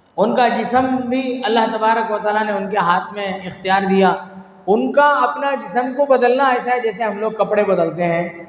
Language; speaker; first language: Urdu; native; Urdu